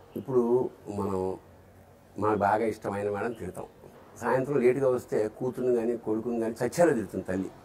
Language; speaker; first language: Telugu; native; Telugu